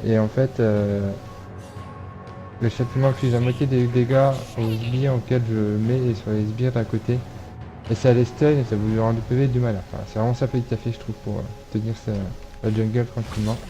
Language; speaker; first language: French; native; French